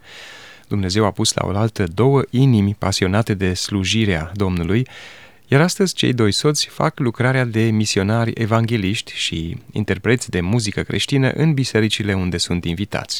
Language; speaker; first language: Romanian; native; Romanian